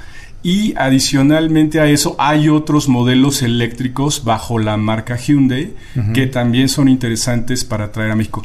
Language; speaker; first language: Spanish; native; Spanish